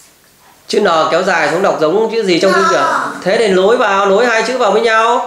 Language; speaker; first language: Vietnamese; native; Vietnamese